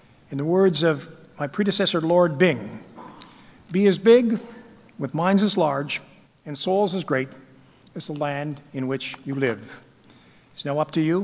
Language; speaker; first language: English; native; English